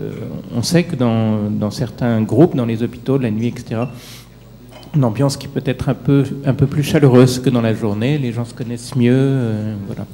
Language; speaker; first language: French; native; French